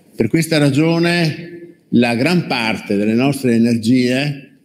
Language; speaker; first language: Italian; native; Italian